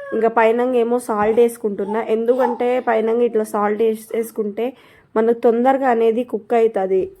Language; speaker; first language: Telugu; non-native, local second language; Lambadi